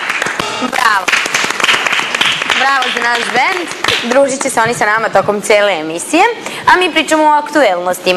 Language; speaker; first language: Croatian; native; Croatian